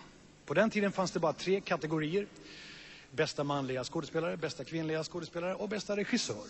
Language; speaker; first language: Swedish; native; Swedish